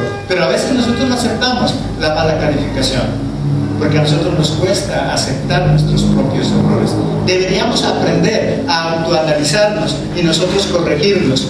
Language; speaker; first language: Spanish; native; Spanish